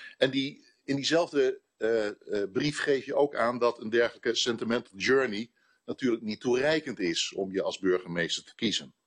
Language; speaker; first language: Dutch; native; Dutch